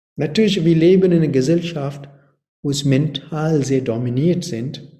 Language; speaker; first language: German; non-native, learner; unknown